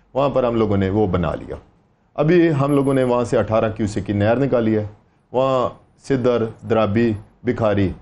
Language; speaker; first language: Urdu; native; Urdu